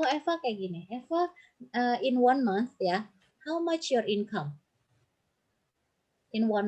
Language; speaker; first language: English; non-native, fluent; Indonesian